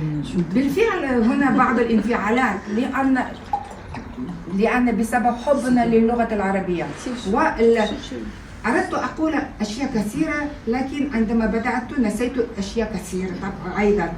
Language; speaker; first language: Arabic; non-native, fluent; Kazakh